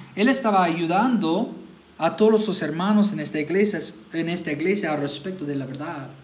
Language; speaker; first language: Spanish; non-native, fluent; English